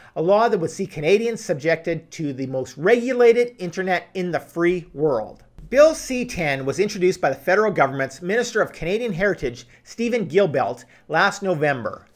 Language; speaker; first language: English; native; English